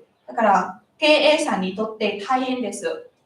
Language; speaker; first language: Japanese; non-native, learner; Vietnamese